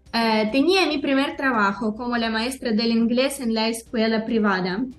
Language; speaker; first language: Spanish; non-native, learner; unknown